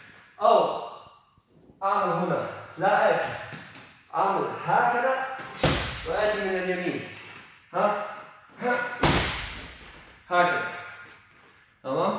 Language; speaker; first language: Arabic; non-native, learner; Polish